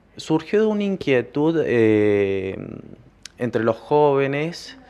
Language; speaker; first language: Spanish; native; Spanish